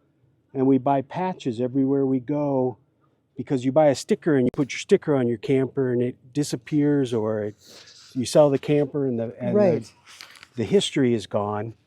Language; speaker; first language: English; native; English